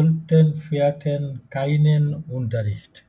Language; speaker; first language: German; non-native, fluent; Bangla